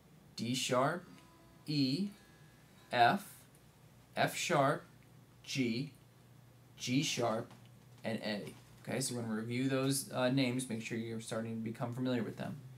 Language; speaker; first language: English; native; English